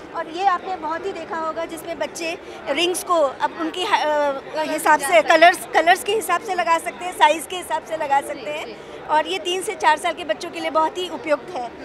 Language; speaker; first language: Hindi; native; Hindi